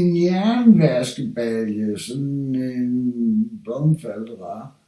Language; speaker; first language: Danish; non-native, fluent; English